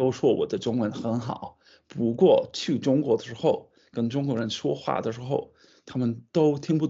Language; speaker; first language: Chinese; non-native, fluent; English